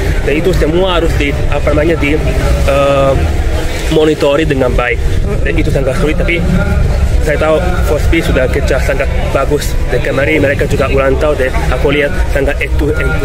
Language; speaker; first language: Indonesian; non-native, fluent; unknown